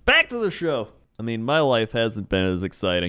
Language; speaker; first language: English; native; English